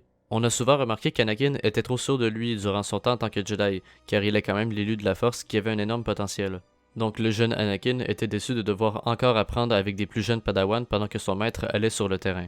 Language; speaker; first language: French; native; French